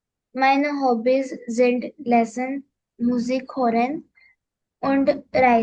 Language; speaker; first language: German; non-native, learner; Marathi